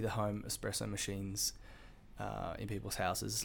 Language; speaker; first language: English; native; English